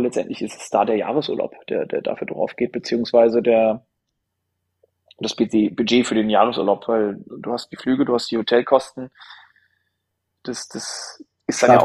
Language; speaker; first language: German; native; German